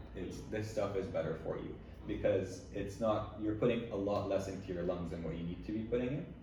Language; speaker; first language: English; early bilingual, other home language; Arabic